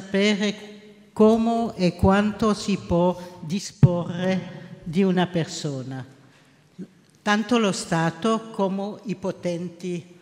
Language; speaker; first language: Italian; non-native, local second language; French